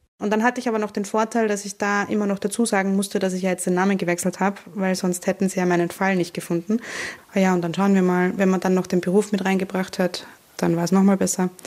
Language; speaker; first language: German; native; German